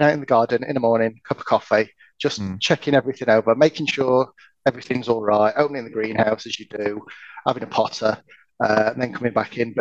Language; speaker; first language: English; native; English